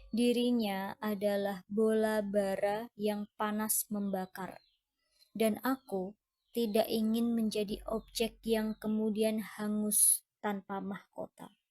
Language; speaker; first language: Indonesian; non-native, fluent; Thai